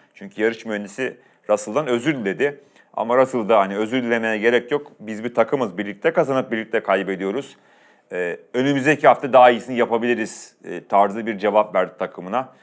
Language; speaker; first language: Turkish; native; Turkish